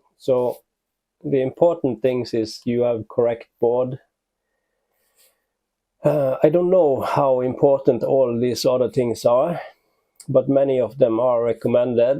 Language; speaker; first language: English; non-native, fluent; Norwegian